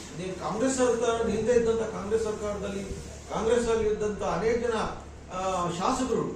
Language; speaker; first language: Kannada; non-native, local second language; Lambadi